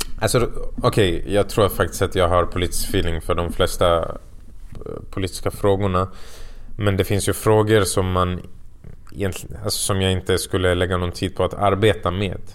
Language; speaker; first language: Swedish; early bilingual, other home language; Persian